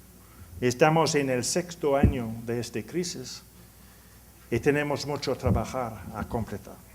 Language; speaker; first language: Spanish; non-native, learner; English